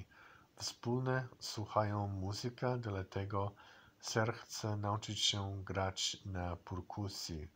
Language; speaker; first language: Polish; non-native, learner; English